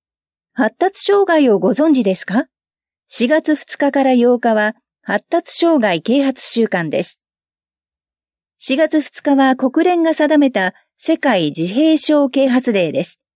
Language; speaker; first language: Japanese; native; Japanese